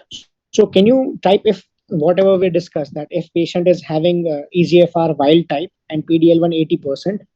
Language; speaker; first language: English; non-native, local second language; Gujarati